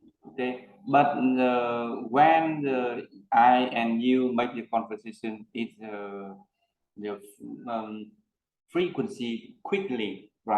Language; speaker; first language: English; non-native, learner; Vietnamese